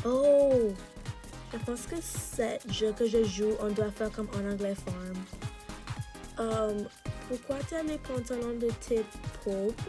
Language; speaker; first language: French; non-native, learner; English